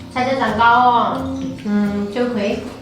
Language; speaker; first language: Chinese; native; Chinese